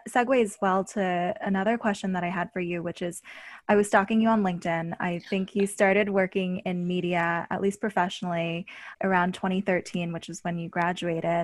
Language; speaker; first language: English; native; English